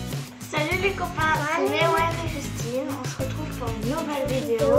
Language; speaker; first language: French; native; French